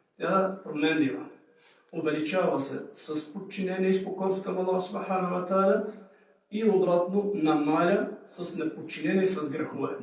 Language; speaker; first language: Bulgarian; native; Bulgarian